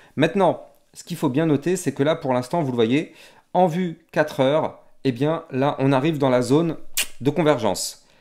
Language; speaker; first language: French; native; French